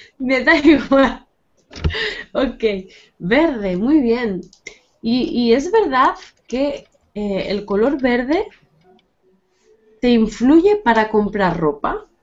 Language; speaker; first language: Spanish; native; Spanish